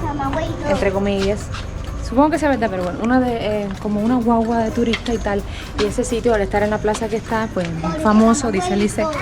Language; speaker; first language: Spanish; native; Spanish